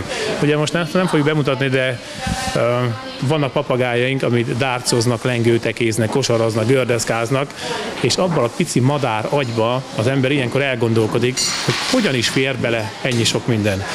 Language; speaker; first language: Hungarian; native; Hungarian